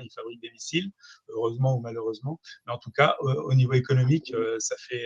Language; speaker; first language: French; native; French